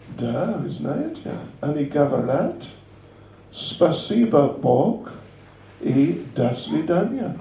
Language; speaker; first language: Russian; non-native, learner; English